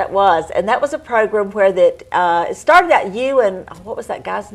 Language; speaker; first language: English; native; English